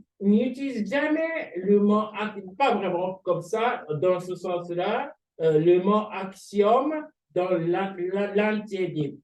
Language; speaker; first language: French; non-native, fluent; Japanese